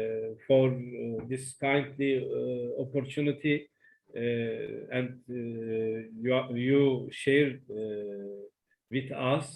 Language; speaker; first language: English; non-native, learner; Turkish